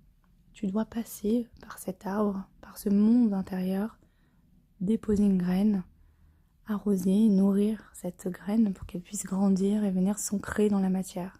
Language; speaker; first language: French; native; French